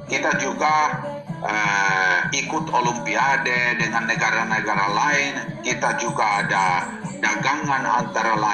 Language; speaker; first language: Indonesian; non-native, fluent; Finnish